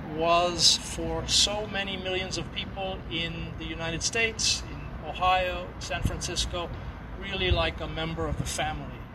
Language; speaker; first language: English; native; English